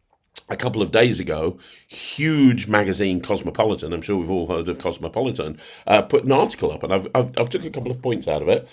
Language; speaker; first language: English; native; English